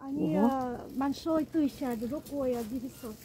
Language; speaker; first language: Russian; non-native, learner; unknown